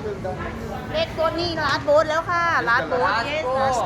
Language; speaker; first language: Thai; native; Thai